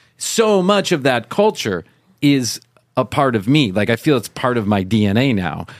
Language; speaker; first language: English; native; English